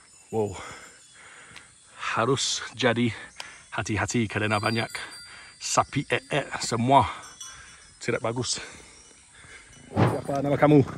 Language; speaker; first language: Indonesian; non-native, learner; English